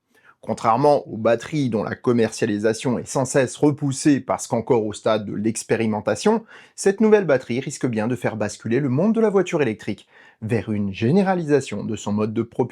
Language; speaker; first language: French; native; French